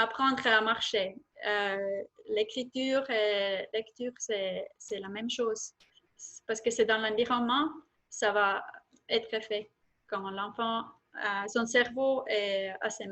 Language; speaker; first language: French; non-native, fluent; Estonian